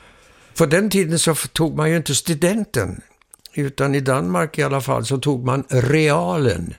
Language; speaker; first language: Swedish; early bilingual, heritage; Swedish